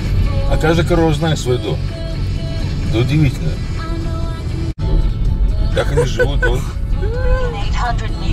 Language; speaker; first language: Russian; native; Russian